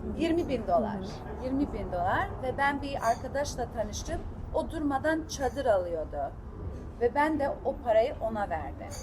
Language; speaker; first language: Turkish; early bilingual, heritage; Turkish